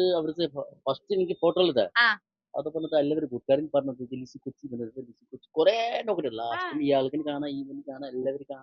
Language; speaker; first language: Malayalam; non-native, local second language; Nepali